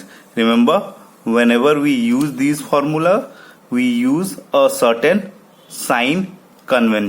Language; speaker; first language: English; non-native, local second language; Hindi